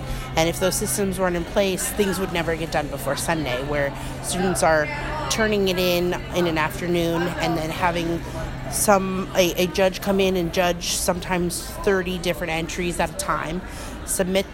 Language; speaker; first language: English; native; English